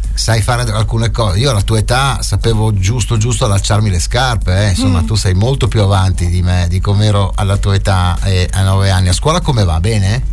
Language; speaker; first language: Italian; native; Italian